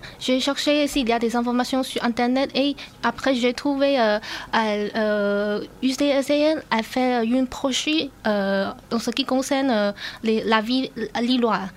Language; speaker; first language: French; non-native, learner; Chinese